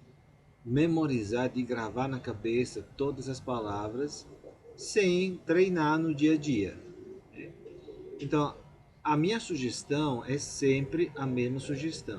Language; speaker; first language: Portuguese; non-native, fluent; Italian